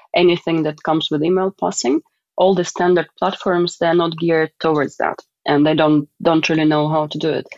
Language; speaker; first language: English; non-native, fluent; Russian